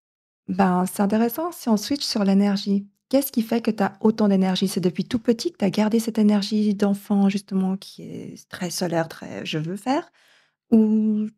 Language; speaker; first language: French; native; French